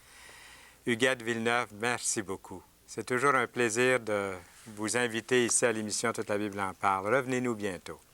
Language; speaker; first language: French; native; French